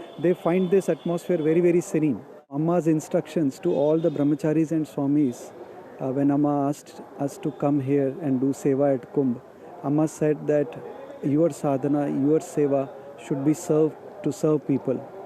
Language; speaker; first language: English; non-native, local second language; Malayalam